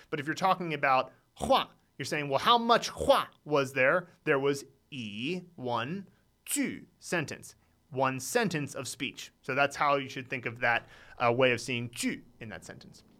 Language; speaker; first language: English; native; English